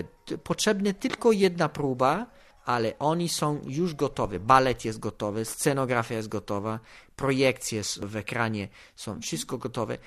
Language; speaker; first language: Polish; non-native, learner; Italian